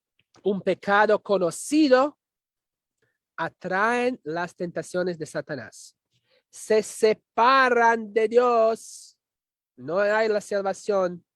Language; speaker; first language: Spanish; non-native, fluent; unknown